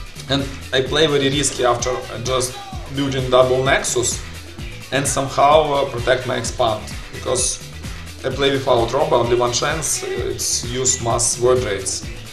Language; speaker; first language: English; non-native, learner; Russian